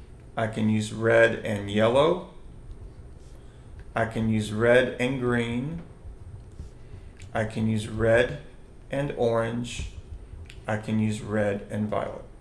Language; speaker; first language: English; native; English